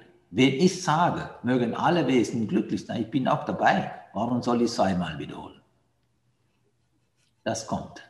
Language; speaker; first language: German; non-native, fluent; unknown